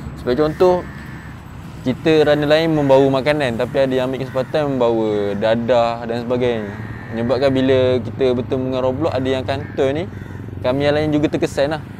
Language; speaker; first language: Malay; native; Malay